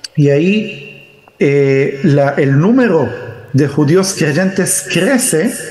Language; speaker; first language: Spanish; early bilingual, heritage; Hebrew